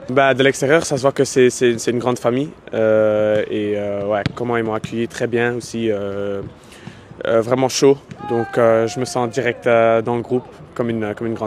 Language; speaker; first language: French; early bilingual, other home language; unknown